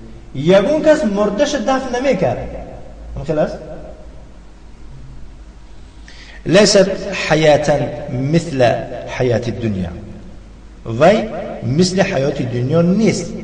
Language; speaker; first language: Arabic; non-native, fluent; Tajik